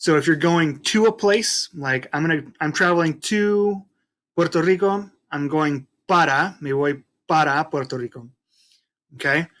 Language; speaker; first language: Spanish; non-native, fluent; English